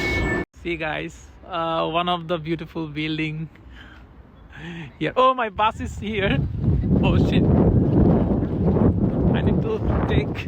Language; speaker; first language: English; non-native, learner; Bangla